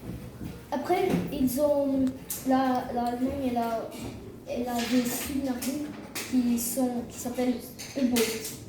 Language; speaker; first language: French; non-native, learner; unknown